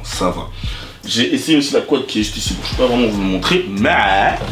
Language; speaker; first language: French; native; French